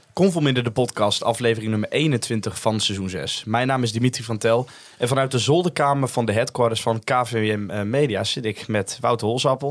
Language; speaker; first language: Dutch; native; Dutch